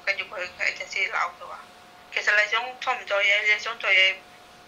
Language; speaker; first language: Cantonese; non-native, fluent; Indonesian